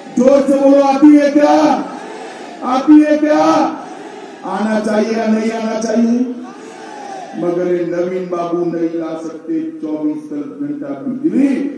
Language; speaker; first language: Hindi; non-native, local second language; Gujarati